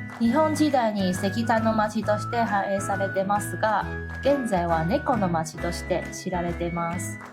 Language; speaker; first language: Japanese; non-native, fluent; Chinese